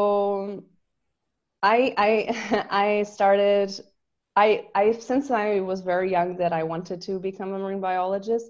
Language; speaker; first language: English; non-native, fluent; Portuguese